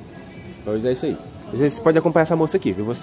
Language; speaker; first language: Portuguese; native; Portuguese